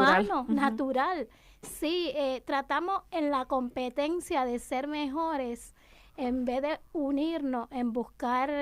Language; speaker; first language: Spanish; native; Spanish